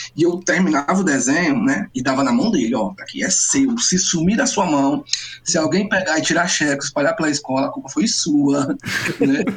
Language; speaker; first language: Portuguese; native; Portuguese